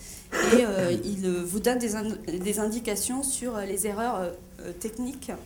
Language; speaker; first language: French; native; French